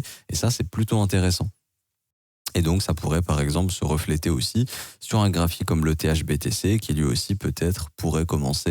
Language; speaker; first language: French; native; French